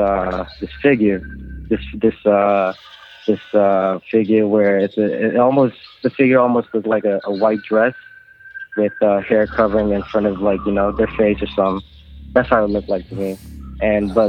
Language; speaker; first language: English; non-native, local second language; Filipino